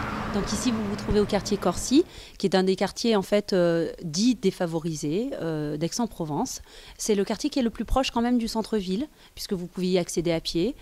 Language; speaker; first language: French; native; French